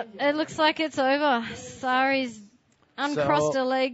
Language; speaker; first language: English; native; English